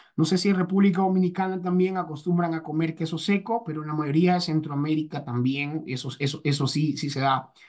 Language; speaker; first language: Spanish; native; Spanish